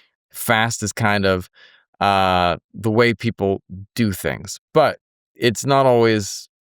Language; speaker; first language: English; native; English